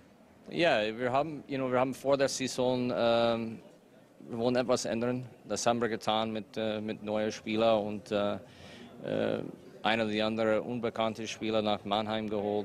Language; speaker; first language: German; non-native, fluent; English